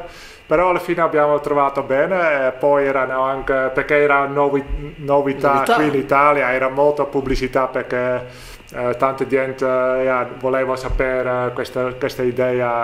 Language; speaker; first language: Italian; non-native, learner; Dutch